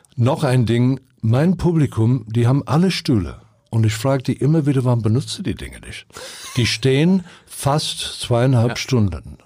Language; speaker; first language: German; non-native, fluent; English